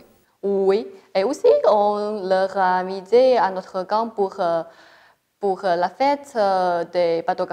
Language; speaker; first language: French; non-native, fluent; Chinese